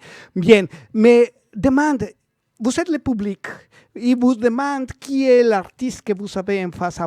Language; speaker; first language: French; non-native, learner; Spanish